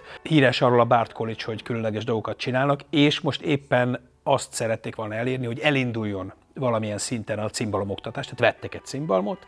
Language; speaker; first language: Hungarian; native; Hungarian